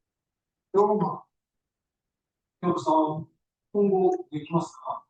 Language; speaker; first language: Japanese; non-native, learner; Indonesian